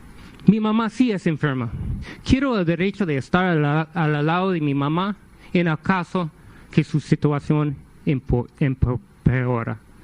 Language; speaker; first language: Spanish; non-native, fluent; English